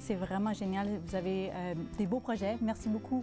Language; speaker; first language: French; native; French